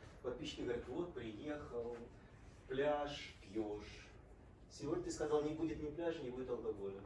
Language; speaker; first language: Russian; native; Russian